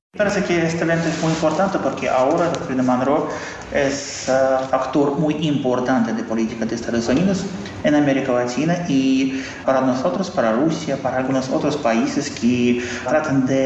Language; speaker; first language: Spanish; non-native, fluent; Russian